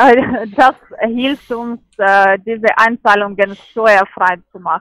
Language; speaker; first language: German; non-native, learner; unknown